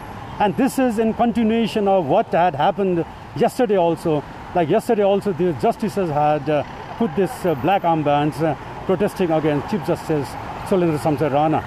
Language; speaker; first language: English; non-native, local second language; Nepali